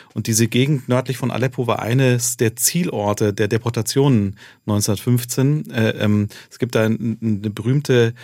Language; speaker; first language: German; native; German